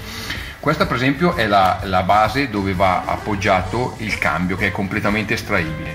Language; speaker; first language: Italian; native; Italian